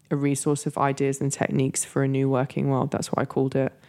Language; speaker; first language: English; native; English